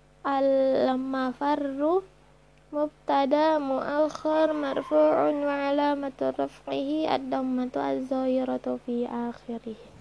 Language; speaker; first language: Arabic; non-native, learner; Indonesian